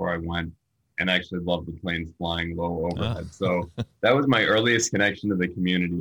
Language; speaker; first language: English; native; English